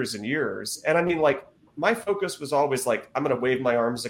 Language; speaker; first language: English; native; English